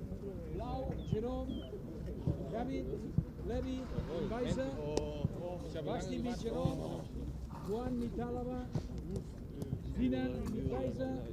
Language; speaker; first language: German; non-native, learner; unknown